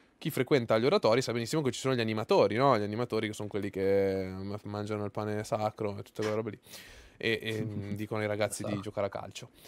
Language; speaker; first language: Italian; native; Italian